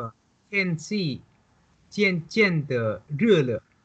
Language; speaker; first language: Chinese; non-native, learner; Indonesian